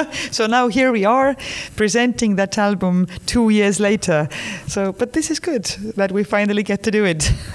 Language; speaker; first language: English; non-native, fluent; Estonian